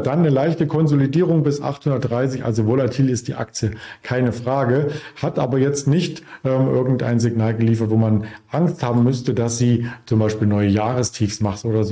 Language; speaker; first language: German; native; German